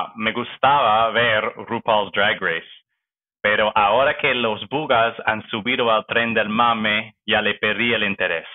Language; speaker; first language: Spanish; non-native, fluent; English